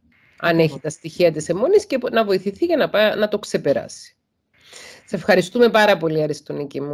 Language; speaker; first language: Greek; native; Greek